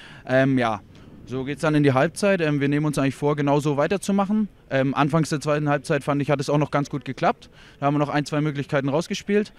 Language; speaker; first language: German; native; German